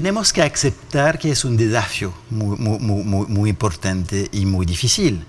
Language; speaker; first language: Spanish; non-native, fluent; French